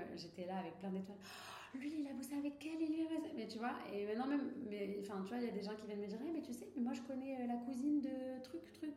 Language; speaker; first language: French; non-native, local second language; Arabic